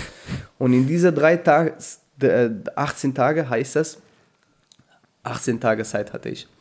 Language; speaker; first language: German; non-native, fluent; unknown